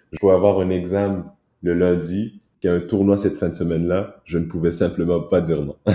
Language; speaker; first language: French; early bilingual, other home language; Kinyarwanda